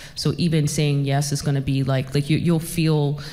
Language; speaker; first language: English; native; English